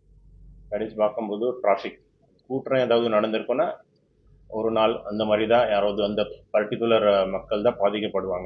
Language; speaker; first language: Tamil; non-native, fluent; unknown